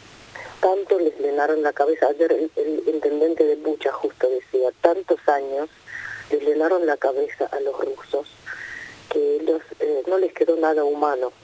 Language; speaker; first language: Spanish; non-native, fluent; Ukrainian